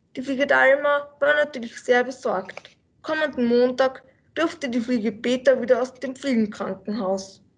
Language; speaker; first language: German; native; German